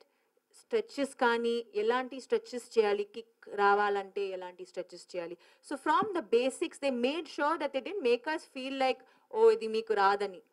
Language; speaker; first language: Telugu; non-native, fluent; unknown